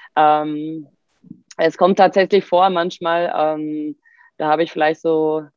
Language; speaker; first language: German; non-native, fluent; Swedish